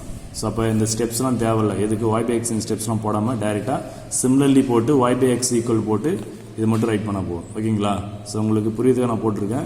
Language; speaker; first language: Tamil; native; Tamil